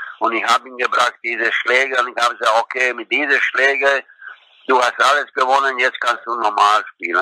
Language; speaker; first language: German; non-native, learner; Croatian